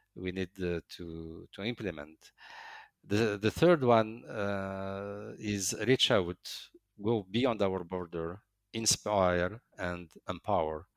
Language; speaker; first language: English; non-native, fluent; Arabic